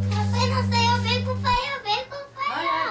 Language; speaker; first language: Korean; early bilingual, other home language; Arabic